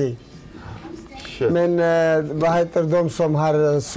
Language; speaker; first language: Swedish; non-native, learner; Turoyo